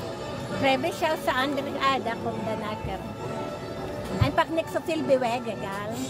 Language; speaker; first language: German; non-native, learner; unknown